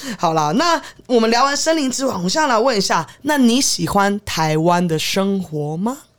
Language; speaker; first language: Chinese; native; Chinese